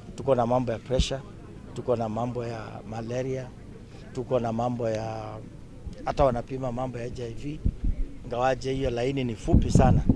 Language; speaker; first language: Swahili; non-native, local second language; Kalenjin